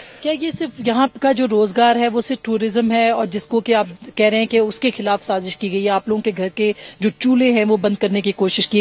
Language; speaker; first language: Urdu; native; Urdu